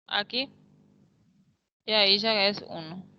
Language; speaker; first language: Portuguese; non-native, fluent; Spanish